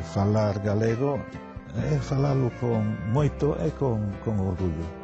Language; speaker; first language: Galician; non-native, fluent; English